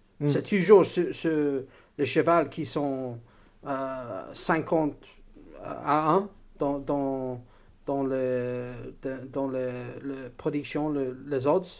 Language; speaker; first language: French; non-native, learner; English